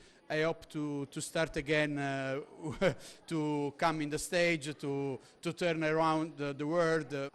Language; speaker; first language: English; non-native, learner; Italian